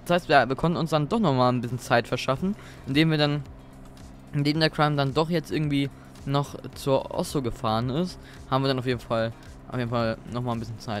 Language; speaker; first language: German; native; German